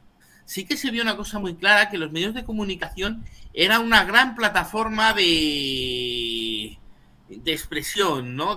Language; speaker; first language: Spanish; native; Spanish